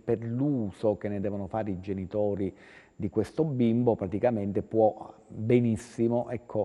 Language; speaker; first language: Italian; native; Italian